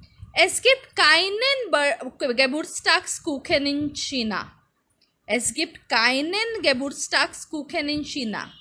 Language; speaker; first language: German; non-native, fluent; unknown